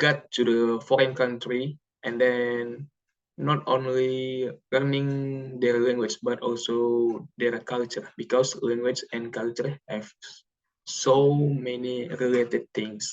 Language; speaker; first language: English; non-native, learner; Indonesian